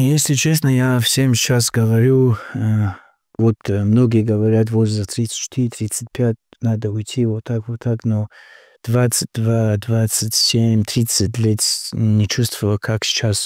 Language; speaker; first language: Russian; non-native, local second language; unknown